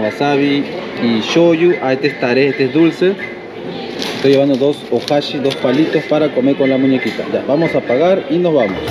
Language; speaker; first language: Spanish; native; Spanish